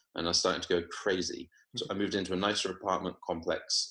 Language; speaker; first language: English; native; English